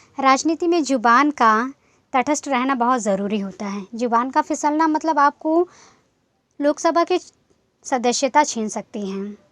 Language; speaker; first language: Hindi; native; Hindi